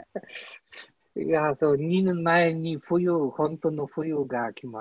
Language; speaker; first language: Japanese; non-native, learner; Polish